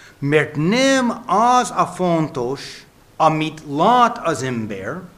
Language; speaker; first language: Hungarian; non-native, fluent; English